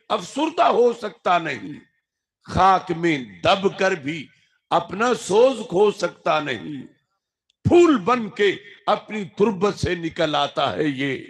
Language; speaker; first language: Urdu; non-native, local second language; Punjabi